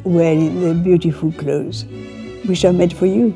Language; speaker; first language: English; non-native, fluent; French